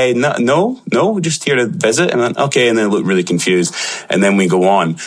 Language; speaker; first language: English; native; English